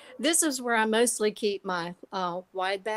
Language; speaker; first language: English; native; English